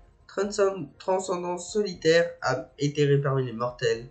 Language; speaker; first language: French; native; French